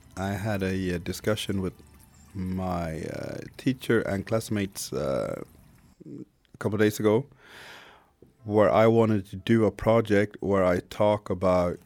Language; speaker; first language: English; non-native, fluent; Swedish